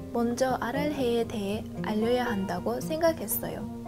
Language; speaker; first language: Korean; non-native, fluent; Uzbek